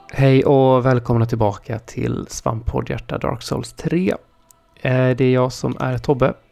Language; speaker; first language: Swedish; native; Swedish